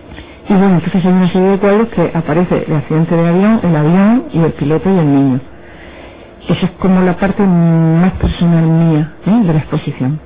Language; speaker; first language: Spanish; native; Spanish